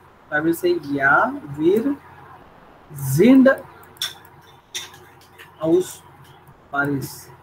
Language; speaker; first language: German; non-native, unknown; Marathi